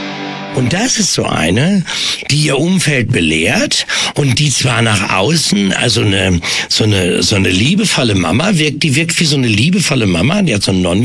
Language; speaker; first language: German; native; German